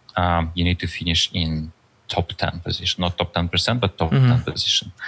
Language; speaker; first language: English; non-native, fluent; Russian